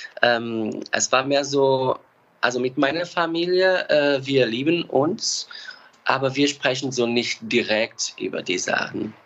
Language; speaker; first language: German; non-native, fluent; Portuguese